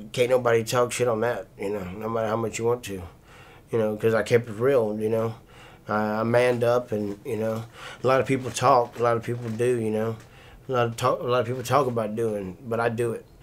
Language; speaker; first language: English; native; English